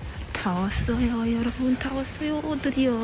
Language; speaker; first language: Korean; non-native, fluent; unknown